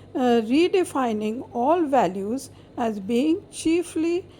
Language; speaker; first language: English; non-native, local second language; Hindi